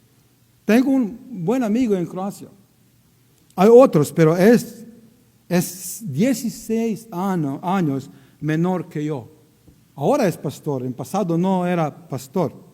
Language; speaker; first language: Spanish; non-native, learner; Croatian